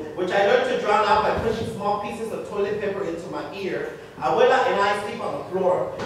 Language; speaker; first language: English; early bilingual, other home language; Spanish